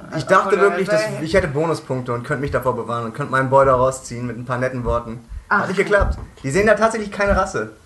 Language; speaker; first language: German; native; German